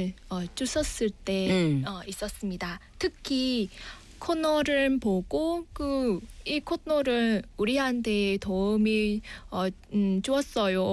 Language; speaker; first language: Korean; non-native, fluent; Vietnamese